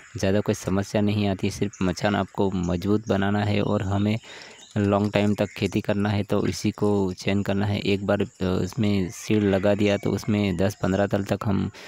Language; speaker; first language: Hindi; non-native, local second language; Gujarati